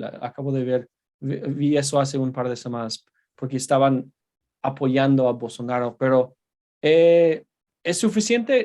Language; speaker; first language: Spanish; non-native, fluent; English